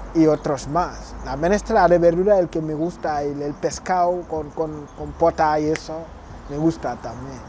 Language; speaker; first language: Spanish; non-native, fluent; Wolof